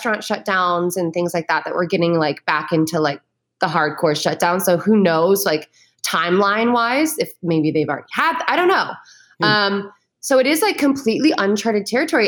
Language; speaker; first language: English; native; English